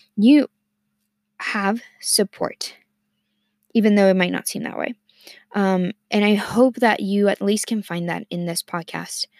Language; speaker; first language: English; non-native, fluent; Spanish